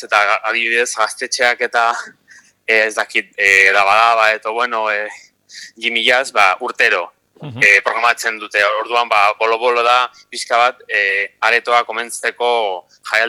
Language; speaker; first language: Basque; non-native, local second language; Spanish